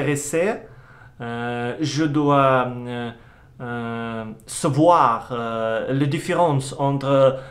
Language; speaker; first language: French; non-native, learner; Russian